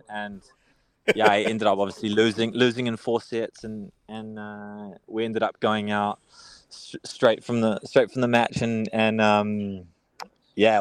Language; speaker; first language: English; native; English